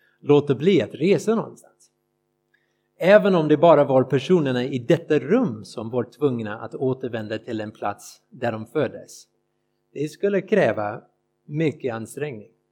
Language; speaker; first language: Swedish; non-native, fluent; English